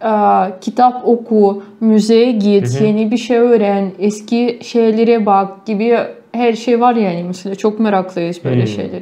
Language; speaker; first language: Turkish; non-native, fluent; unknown